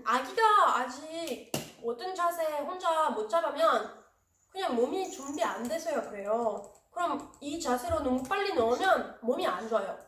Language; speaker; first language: Korean; non-native, learner; French